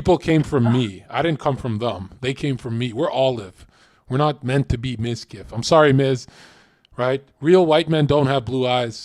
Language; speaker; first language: English; native; English